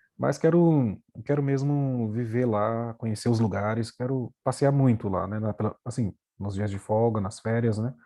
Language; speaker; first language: Portuguese; native; Portuguese